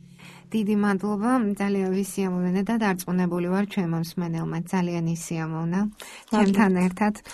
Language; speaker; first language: Georgian; native; Georgian